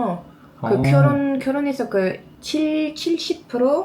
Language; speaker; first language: Korean; non-native, learner; French